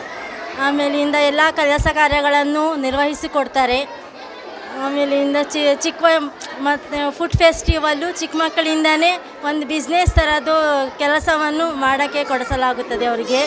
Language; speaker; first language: Kannada; non-native, local second language; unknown